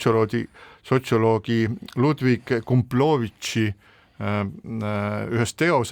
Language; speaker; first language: Estonian; native; Estonian